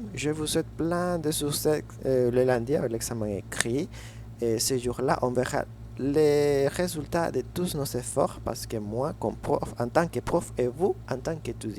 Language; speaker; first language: French; non-native, fluent; Spanish